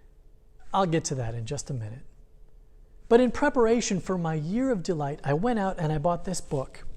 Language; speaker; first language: English; native; English